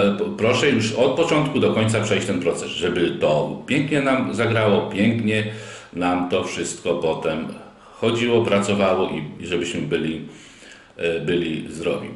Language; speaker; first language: Polish; native; Polish